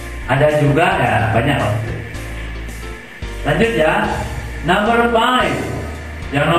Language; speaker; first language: Indonesian; non-native, local second language; Sundanese